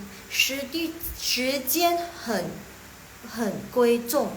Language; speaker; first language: Chinese; non-native, fluent; Indonesian